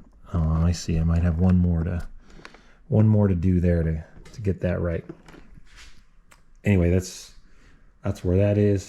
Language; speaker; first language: English; native; English